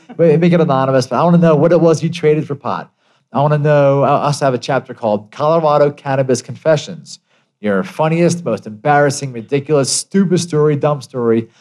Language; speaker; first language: English; early bilingual, other home language; Italian